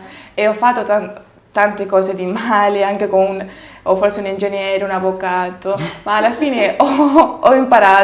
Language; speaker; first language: Italian; non-native, learner; Spanish